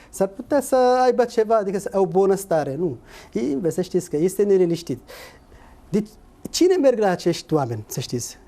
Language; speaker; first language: Romanian; non-native, fluent; Arabic